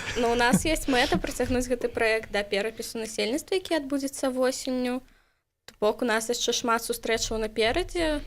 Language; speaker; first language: Belarusian; native; Belarusian